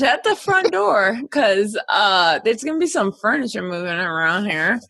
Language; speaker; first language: English; native; English